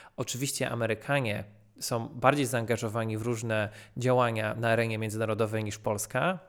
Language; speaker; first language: Polish; early bilingual, heritage; Polish